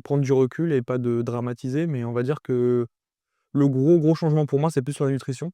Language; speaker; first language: French; native; French